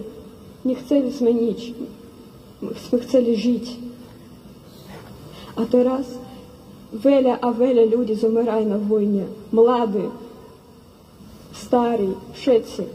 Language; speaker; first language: Slovak; non-native, learner; Ukrainian